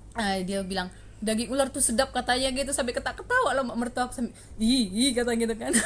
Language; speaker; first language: Indonesian; native; Indonesian